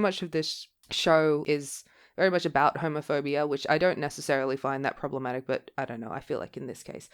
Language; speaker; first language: English; native; English